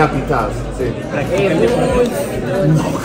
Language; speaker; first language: Spanish; non-native, learner; English